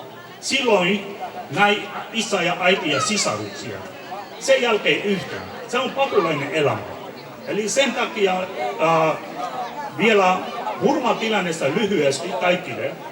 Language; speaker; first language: Finnish; non-native, fluent; Burmese